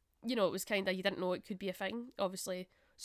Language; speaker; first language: English; native; English